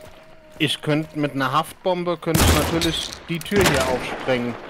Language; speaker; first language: German; native; German